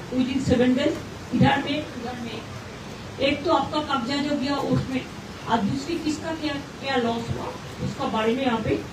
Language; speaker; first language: Hindi; non-native, local second language; Bangla